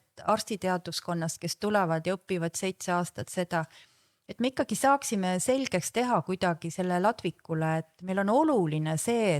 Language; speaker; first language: Estonian; native; Estonian